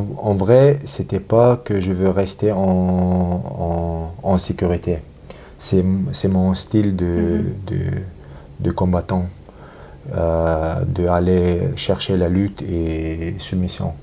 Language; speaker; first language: French; non-native, learner; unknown